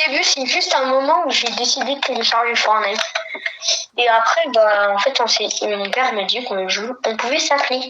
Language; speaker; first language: French; native; French